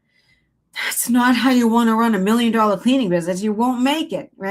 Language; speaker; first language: English; native; English